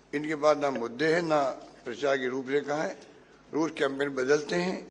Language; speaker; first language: Hindi; native; Hindi